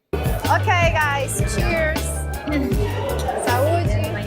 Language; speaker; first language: English; non-native, learner; Portuguese